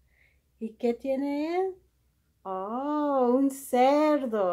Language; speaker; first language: Spanish; early bilingual, heritage; Spanish